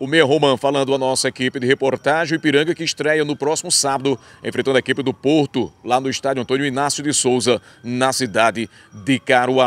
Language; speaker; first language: Portuguese; native; Portuguese